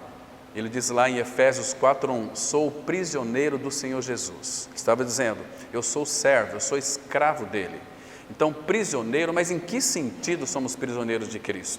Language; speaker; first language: Portuguese; native; Portuguese